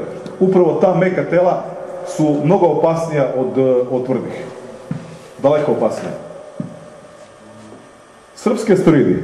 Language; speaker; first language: Serbian; native; Serbian